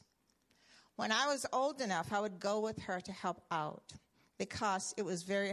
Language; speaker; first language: English; native; English